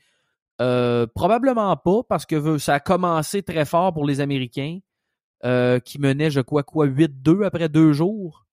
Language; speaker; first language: French; native; French